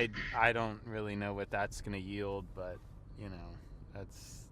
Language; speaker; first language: English; native; English